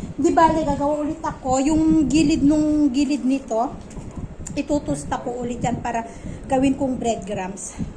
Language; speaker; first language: Filipino; native; Filipino